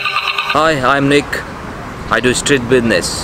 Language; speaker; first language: English; non-native, learner; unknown